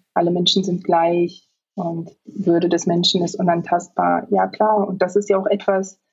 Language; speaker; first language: German; early bilingual, other home language; Polish